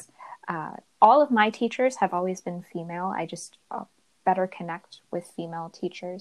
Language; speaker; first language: English; native; English